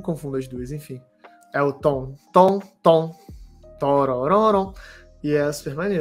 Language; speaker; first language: Portuguese; native; Portuguese